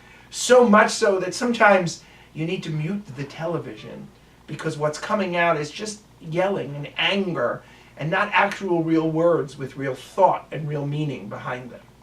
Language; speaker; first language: English; native; English